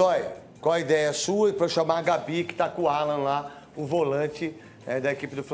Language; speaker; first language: Portuguese; native; Portuguese